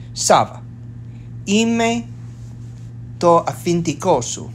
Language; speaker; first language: Greek; non-native, learner; English